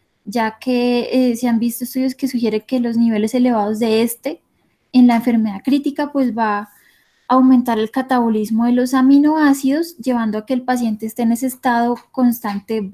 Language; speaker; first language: Spanish; native; Spanish